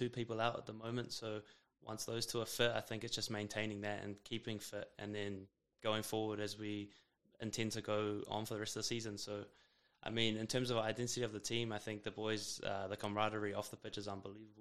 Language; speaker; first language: English; native; English